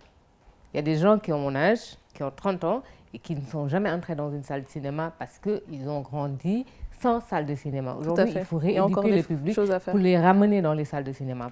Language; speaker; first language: French; non-native, local second language; Wolof